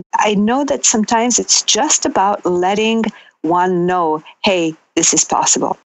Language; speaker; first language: English; non-native, fluent; Italian